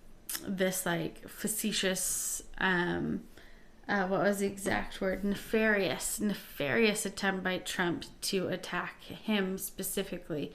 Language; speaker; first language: English; native; English